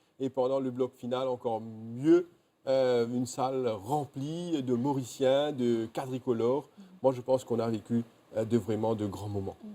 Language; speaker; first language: French; non-native, local second language; Morisyen